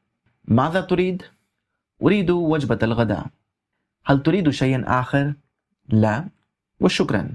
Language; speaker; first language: Arabic; non-native, fluent; Urdu